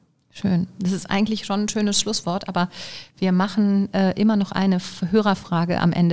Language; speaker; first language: German; native; German